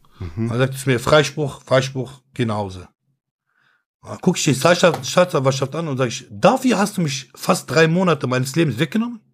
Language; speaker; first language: German; early bilingual, other home language; Kurdish